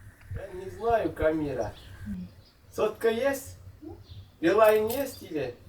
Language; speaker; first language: Russian; non-native, local second language; Kazakh